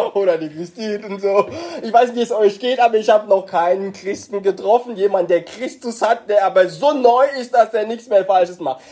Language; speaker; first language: German; non-native, fluent; French